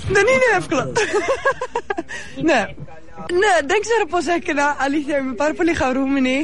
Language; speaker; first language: Greek; non-native, learner; Dutch